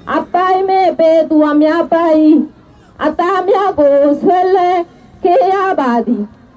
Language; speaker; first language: Burmese; non-native, local second language; Rohingya